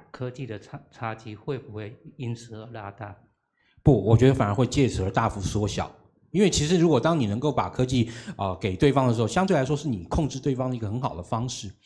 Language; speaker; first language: Chinese; native; Chinese